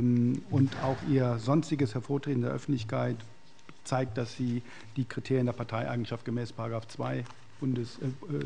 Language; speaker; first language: German; native; German